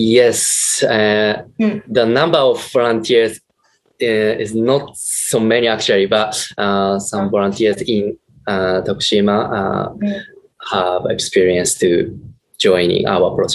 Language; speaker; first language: English; non-native, learner; Japanese